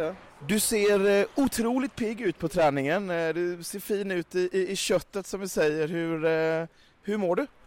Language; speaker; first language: Swedish; native; Swedish